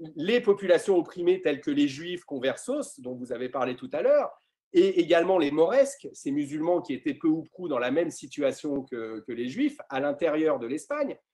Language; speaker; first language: French; native; French